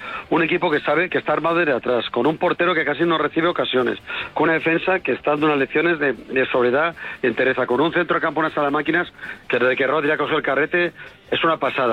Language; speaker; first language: Spanish; native; Spanish